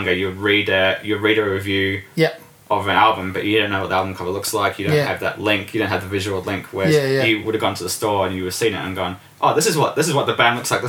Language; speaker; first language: English; native; English